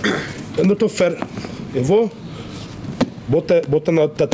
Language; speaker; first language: Portuguese; non-native, learner; English